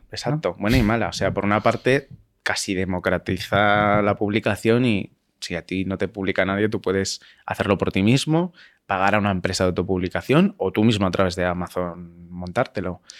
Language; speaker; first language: Spanish; native; Spanish